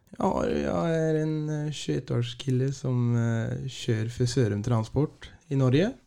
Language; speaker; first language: Swedish; early bilingual, other home language; Dutch